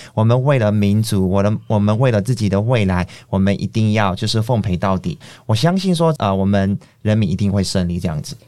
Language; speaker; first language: Chinese; non-native, fluent; Burmese